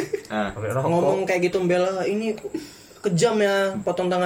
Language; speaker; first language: Indonesian; native; Indonesian